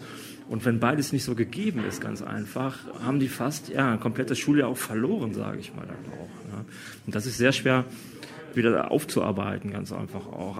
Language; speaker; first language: German; native; German